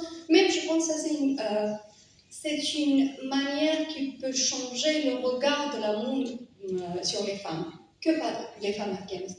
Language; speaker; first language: French; non-native, fluent; Persian